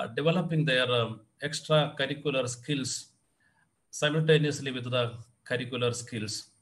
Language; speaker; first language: English; non-native, local second language; Malayalam